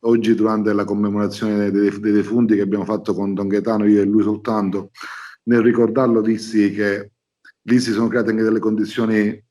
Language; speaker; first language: Italian; native; Italian